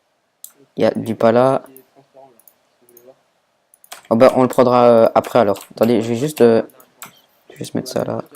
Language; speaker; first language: French; native; French